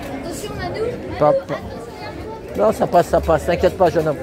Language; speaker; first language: French; native; French